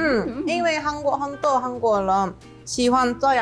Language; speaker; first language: Chinese; non-native, learner; Korean